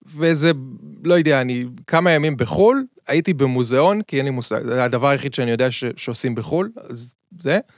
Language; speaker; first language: Hebrew; native; Hebrew